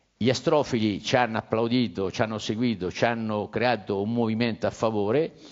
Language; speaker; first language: Italian; native; Italian